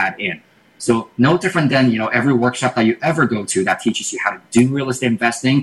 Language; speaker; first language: English; non-native, fluent; Chinese